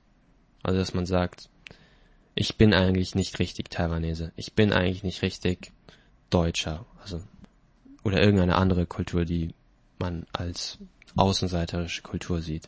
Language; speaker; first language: German; native; German